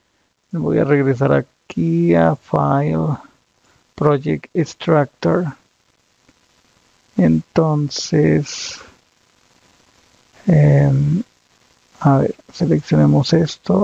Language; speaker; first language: Spanish; native; Spanish